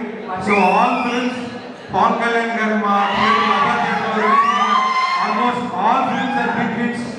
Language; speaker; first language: Telugu; native; Telugu